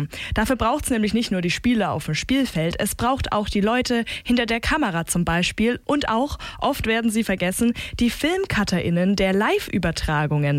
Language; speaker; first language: German; native; German